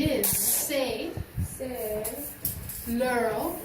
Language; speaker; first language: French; non-native, fluent; English